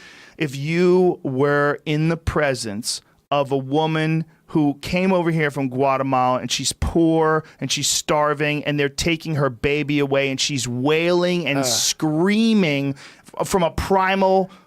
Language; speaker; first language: English; native; English